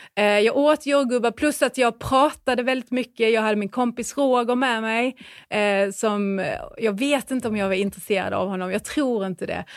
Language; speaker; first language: Swedish; native; Swedish